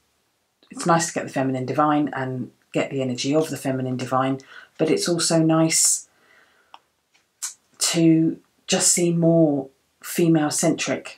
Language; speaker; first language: English; native; English